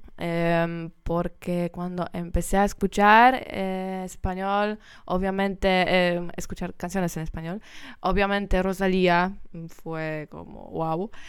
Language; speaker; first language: Spanish; non-native, learner; Polish